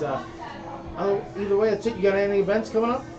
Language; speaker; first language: English; native; English